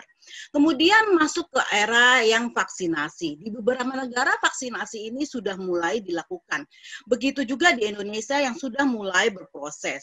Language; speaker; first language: Indonesian; native; Indonesian